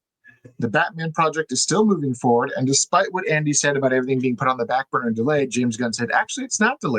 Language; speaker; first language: English; native; English